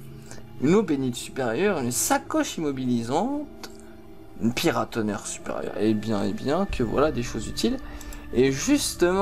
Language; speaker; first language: French; native; French